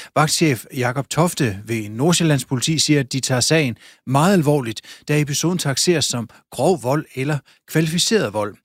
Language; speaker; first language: Danish; native; Danish